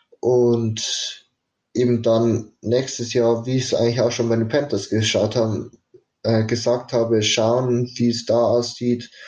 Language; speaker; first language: German; native; German